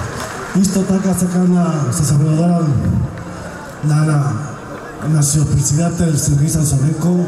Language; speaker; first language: Macedonian; non-native, learner; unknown